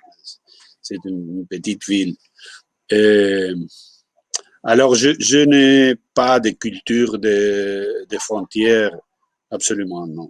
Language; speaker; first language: French; non-native, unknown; Spanish